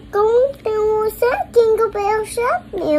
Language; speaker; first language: Vietnamese; early bilingual, heritage; Vietnamese